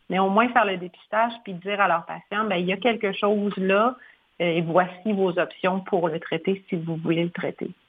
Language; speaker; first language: French; native; French